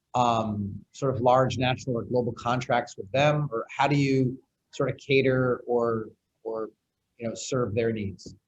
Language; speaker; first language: English; native; English